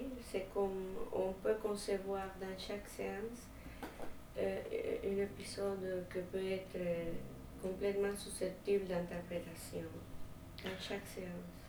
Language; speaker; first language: French; non-native, fluent; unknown